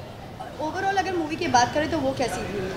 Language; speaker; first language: Hindi; native; Hindi